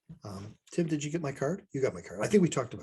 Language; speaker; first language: English; native; English